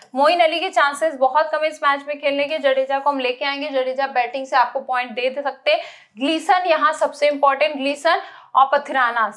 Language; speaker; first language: Hindi; native; Hindi